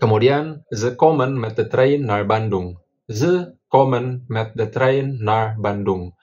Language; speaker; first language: Dutch; non-native, fluent; Indonesian